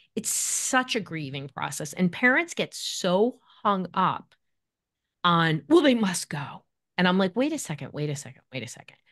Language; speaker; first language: English; native; English